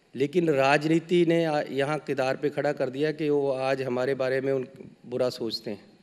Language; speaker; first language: Hindi; native; Hindi